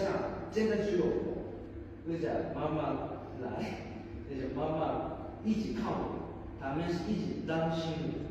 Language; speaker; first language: Chinese; non-native, learner; Japanese